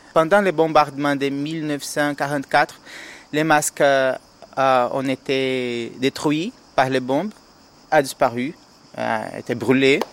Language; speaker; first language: French; non-native, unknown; Portuguese